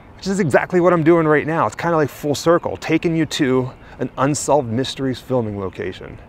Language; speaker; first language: English; native; English